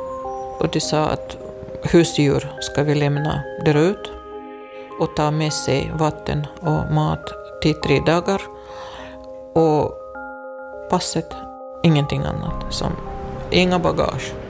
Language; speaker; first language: Swedish; non-native, fluent; Russian